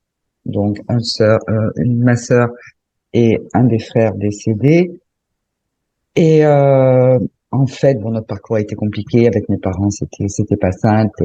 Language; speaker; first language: French; native; French